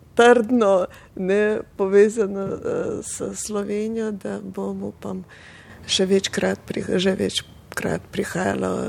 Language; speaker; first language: Slovenian; non-native, fluent; Russian